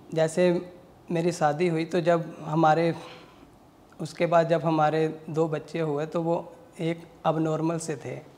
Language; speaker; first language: Hindi; native; Hindi